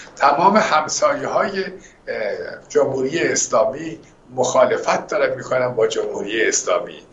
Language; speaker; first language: Persian; native; Persian